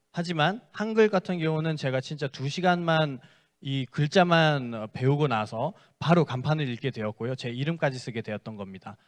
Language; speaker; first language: Korean; non-native, fluent; Nepali